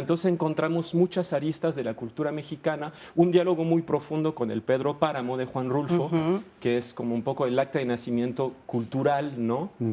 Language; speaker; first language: Spanish; non-native, fluent; French